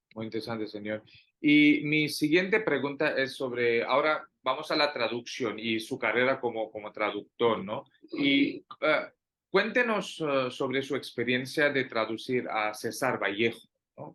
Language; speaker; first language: Spanish; non-native, fluent; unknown